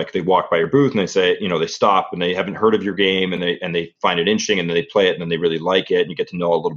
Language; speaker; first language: English; native; English